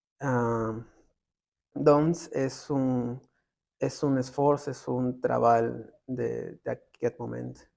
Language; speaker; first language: Catalan; non-native, learner; Spanish